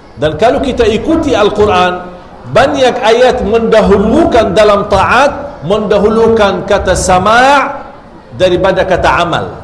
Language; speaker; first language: Malay; non-native, fluent; Arabic